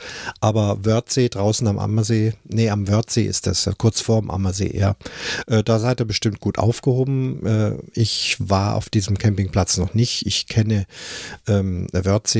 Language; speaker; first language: German; native; German